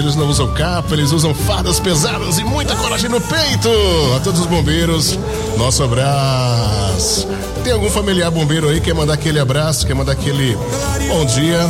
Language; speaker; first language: Portuguese; native; Portuguese